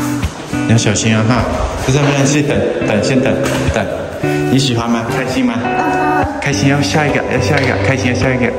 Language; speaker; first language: Chinese; non-native, fluent; Thai